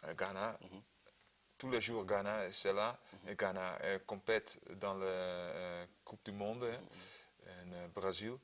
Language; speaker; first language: French; non-native, learner; Dutch